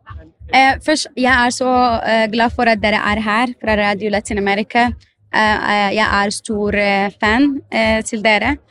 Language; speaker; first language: Norwegian; non-native, fluent; Arabic